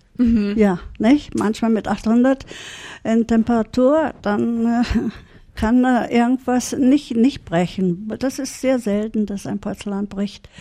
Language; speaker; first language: German; early bilingual, heritage; German